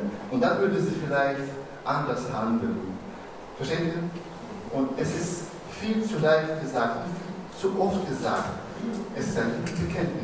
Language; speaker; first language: German; non-native, fluent; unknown